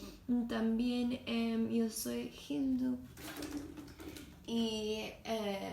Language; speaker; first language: Spanish; non-native, learner; English